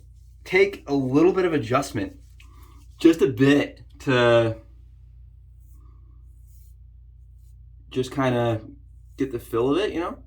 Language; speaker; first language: English; native; English